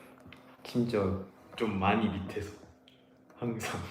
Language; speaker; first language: Korean; native; Korean